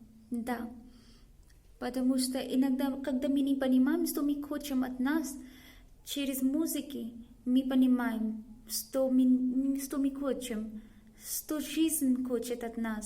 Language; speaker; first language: Russian; non-native, learner; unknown